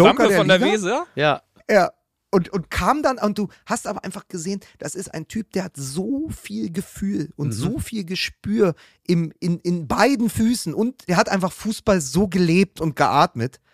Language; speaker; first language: German; native; German